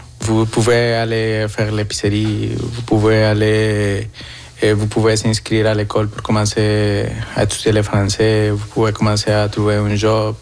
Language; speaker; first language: French; non-native, fluent; Spanish